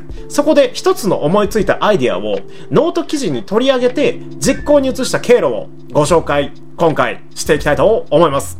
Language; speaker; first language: Japanese; native; Japanese